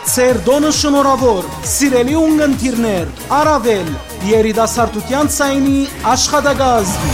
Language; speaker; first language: Armenian; native; Armenian